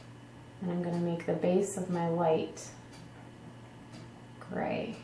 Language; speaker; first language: English; native; English